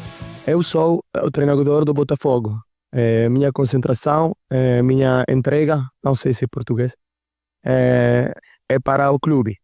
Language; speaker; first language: Portuguese; non-native, learner; Italian